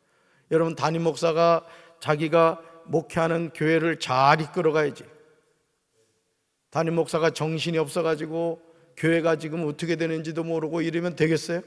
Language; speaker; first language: Korean; native; Korean